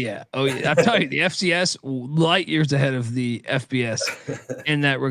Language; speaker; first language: English; native; English